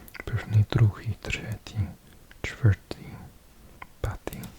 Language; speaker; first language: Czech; non-native, learner; English